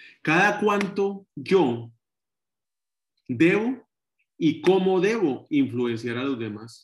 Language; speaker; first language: Spanish; native; Spanish